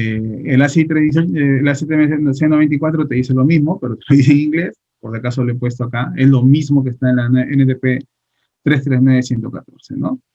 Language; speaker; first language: Spanish; native; Spanish